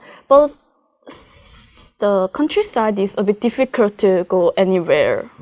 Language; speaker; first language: English; non-native, learner; Korean